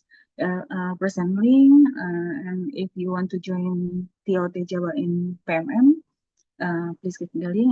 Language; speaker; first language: English; non-native, learner; Indonesian